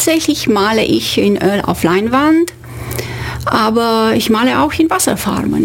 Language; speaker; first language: German; non-native, fluent; Romanian